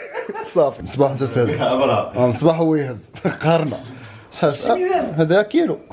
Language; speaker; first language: Arabic; native; Arabic